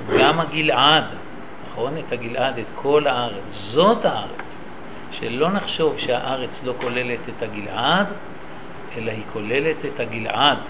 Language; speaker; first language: Hebrew; native; Hebrew